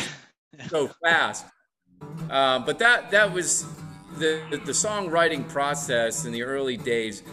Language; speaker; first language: English; native; English